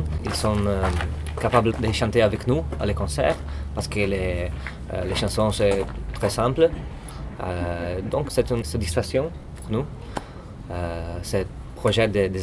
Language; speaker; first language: French; non-native, learner; Italian